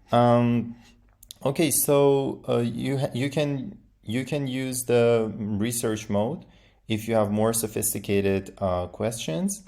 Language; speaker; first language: English; non-native, fluent; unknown